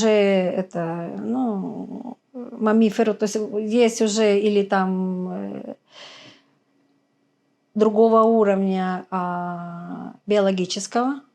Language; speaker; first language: Russian; native; Russian